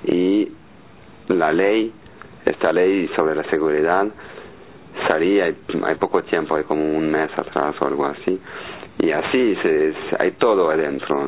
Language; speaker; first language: Spanish; non-native, learner; French